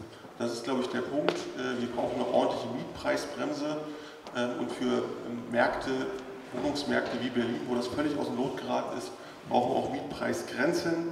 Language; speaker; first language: German; native; German